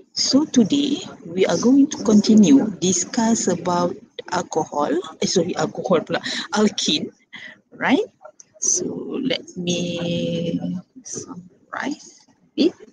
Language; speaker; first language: English; non-native, local second language; Malay